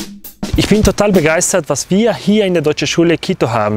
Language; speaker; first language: German; non-native, learner; Spanish